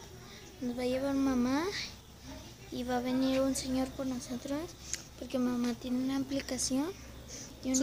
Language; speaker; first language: Spanish; native; Spanish